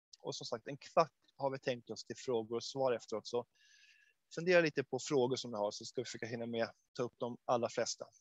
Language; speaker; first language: Swedish; native; Swedish